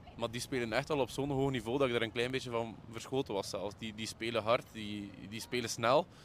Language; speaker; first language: Dutch; native; Dutch